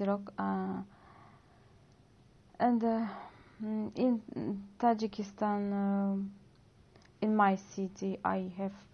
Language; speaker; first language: English; non-native, learner; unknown